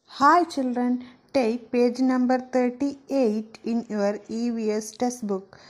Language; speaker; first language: English; non-native, local second language; Malayalam